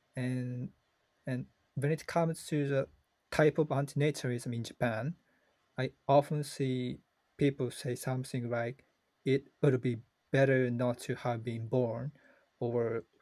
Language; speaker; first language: English; non-native, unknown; Japanese